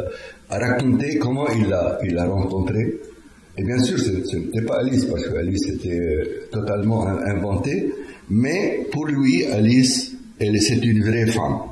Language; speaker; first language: French; non-native, fluent; Arabic